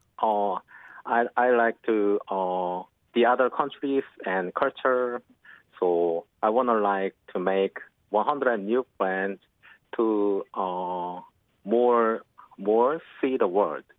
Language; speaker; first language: English; non-native, learner; Korean